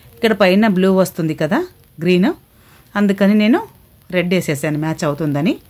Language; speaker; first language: Telugu; non-native, local second language; Kannada